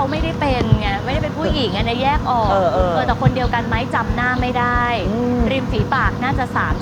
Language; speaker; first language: Thai; native; Thai